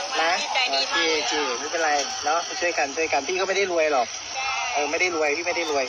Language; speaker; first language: Thai; native; Thai